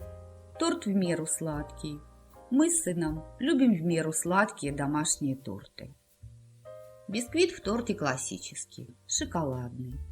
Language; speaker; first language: Russian; native; Russian